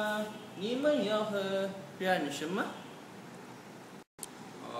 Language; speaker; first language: Chinese; non-native, learner; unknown